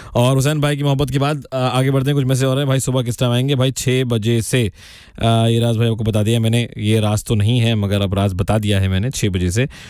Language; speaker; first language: Hindi; native; Hindi